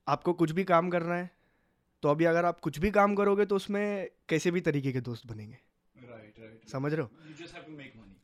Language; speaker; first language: Hindi; native; Hindi